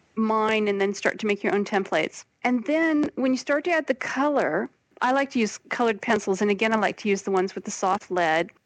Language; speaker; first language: English; native; English